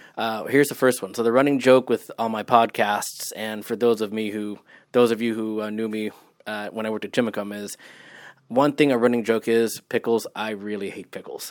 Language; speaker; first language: English; native; English